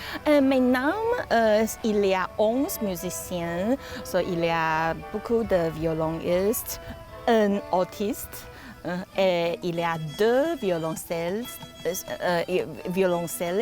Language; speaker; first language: French; non-native, learner; Chinese